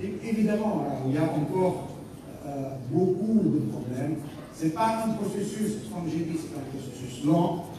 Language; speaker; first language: French; non-native, local second language; Arabic